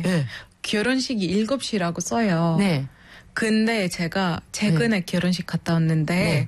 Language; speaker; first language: Korean; non-native, fluent; Arabic